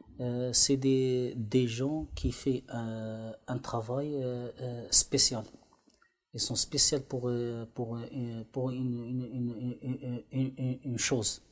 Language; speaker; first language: French; non-native, learner; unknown